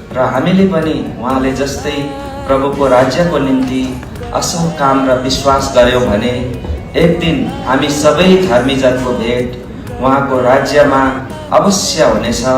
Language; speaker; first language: Nepali; native; Nepali